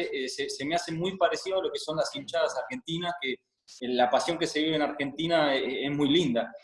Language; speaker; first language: Spanish; native; Spanish